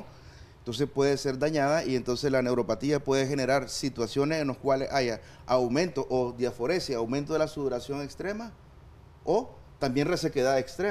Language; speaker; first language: Spanish; native; Spanish